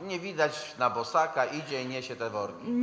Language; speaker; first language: Polish; native; Polish